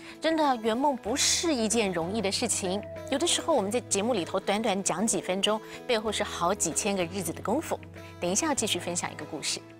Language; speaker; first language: Chinese; native; Chinese